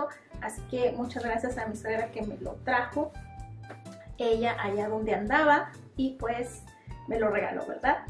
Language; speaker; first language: Spanish; native; Spanish